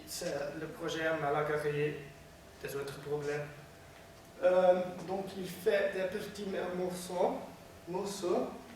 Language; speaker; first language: French; non-native, learner; Dutch